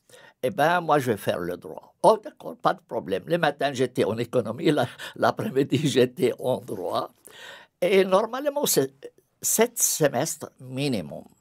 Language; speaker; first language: French; non-native, fluent; Arabic